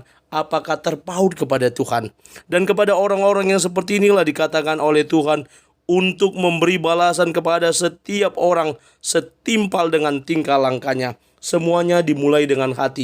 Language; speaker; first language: Indonesian; native; Indonesian